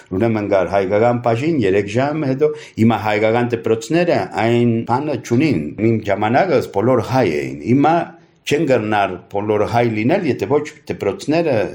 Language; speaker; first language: Armenian; early bilingual, heritage; Armenian